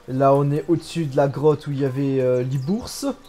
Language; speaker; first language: French; native; French